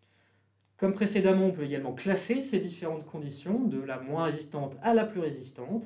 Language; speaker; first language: French; native; French